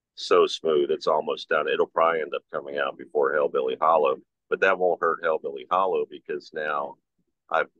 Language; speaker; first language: English; native; English